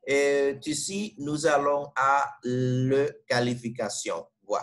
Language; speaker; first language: French; non-native, fluent; Spanish